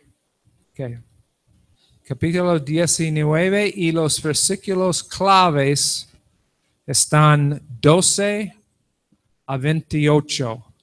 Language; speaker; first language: Spanish; non-native, learner; English